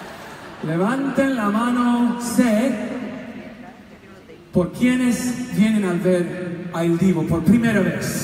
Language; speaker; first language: Spanish; non-native, fluent; English